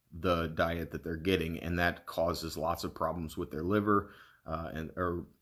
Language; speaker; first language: English; native; English